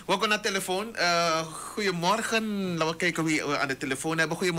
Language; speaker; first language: Dutch; native; Dutch